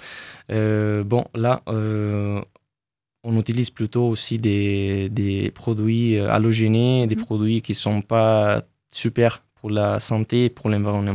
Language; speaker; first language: French; non-native, fluent; Italian